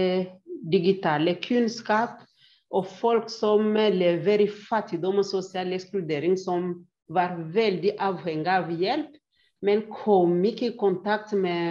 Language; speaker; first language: Swedish; non-native, fluent; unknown